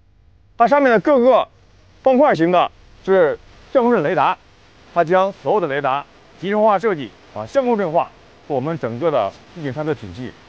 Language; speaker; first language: Chinese; native; Chinese